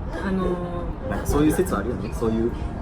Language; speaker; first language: Japanese; native; Japanese